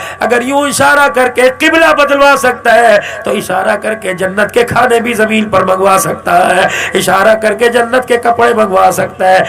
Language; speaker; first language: Urdu; non-native, local second language; Punjabi